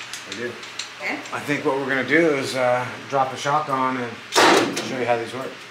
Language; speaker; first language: English; native; English